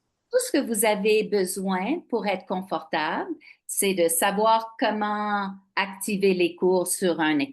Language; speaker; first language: French; non-native, local second language; English